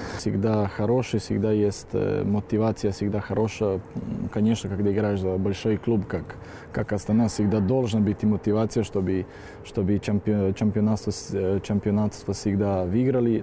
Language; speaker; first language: Russian; non-native, learner; Serbian